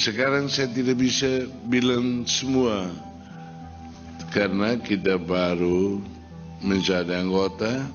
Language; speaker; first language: Indonesian; non-native, learner; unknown